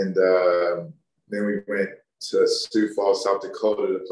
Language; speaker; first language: English; native; English